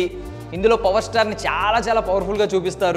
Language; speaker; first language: Telugu; native; Telugu